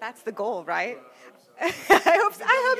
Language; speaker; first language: English; native; English